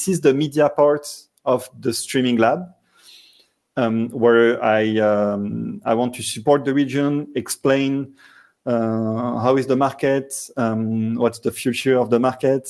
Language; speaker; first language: English; non-native, fluent; French